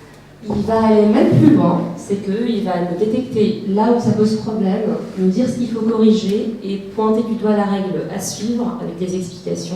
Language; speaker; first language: French; native; French